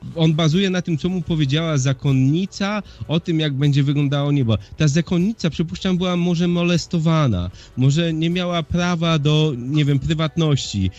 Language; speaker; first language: Polish; early bilingual, heritage; Polish